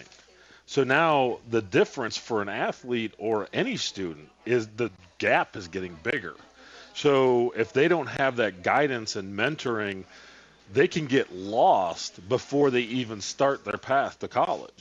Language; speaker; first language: English; native; English